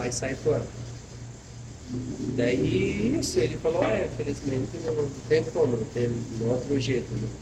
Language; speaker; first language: Portuguese; non-native, fluent; Arabic